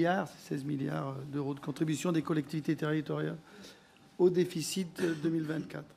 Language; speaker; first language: French; native; French